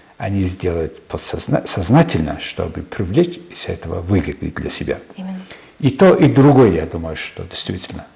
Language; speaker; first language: Russian; non-native, fluent; Mongolian